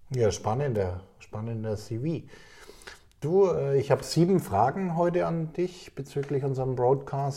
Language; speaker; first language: German; native; German